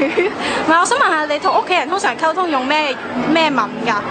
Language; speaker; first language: Cantonese; native; Cantonese